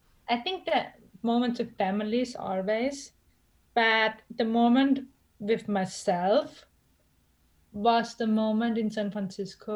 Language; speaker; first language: English; non-native, fluent; German